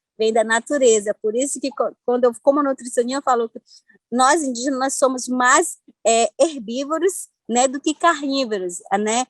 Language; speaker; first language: Portuguese; non-native, local second language; Ticuna